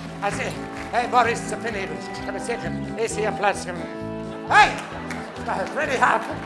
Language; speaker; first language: English; native; English